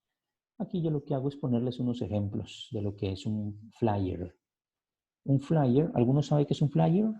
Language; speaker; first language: Spanish; native; Spanish